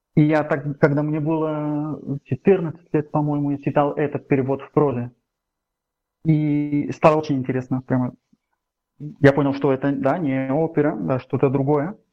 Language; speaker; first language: Russian; non-native, fluent; Catalan